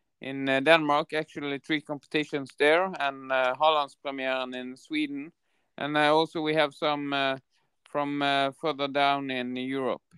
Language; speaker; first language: English; non-native, fluent; Norwegian